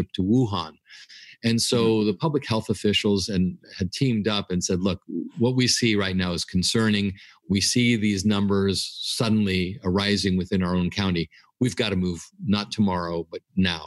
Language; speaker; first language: English; native; English